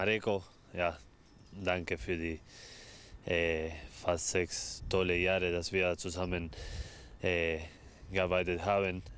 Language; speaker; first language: German; non-native, learner; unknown